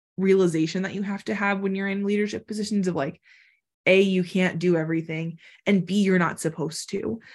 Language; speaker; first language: English; native; English